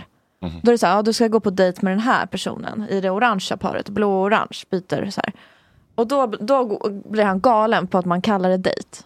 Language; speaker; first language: Swedish; native; Swedish